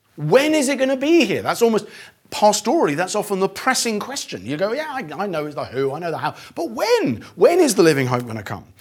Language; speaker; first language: English; native; English